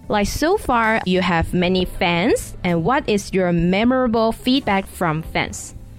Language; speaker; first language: English; non-native, fluent; Chinese